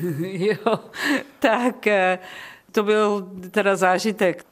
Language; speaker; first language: Czech; early bilingual, heritage; Czech